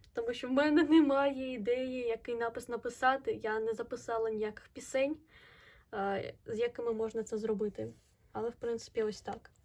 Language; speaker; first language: Ukrainian; non-native, local second language; Russian